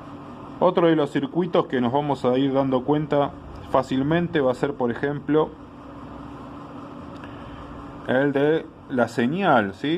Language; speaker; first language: Spanish; native; Spanish